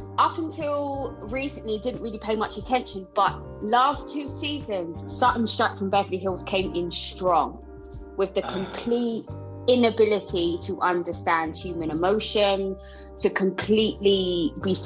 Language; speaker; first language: English; native; English